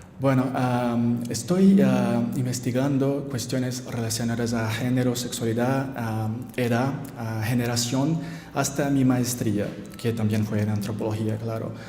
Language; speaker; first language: Spanish; non-native, learner; Portuguese